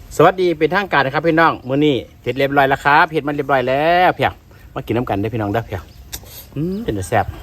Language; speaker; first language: Thai; non-native, local second language; Northeastern Thai